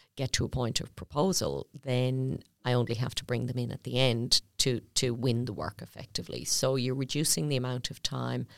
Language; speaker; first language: English; native; English